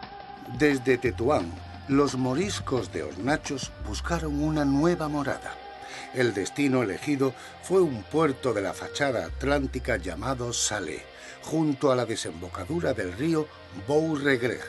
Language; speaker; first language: Spanish; native; Spanish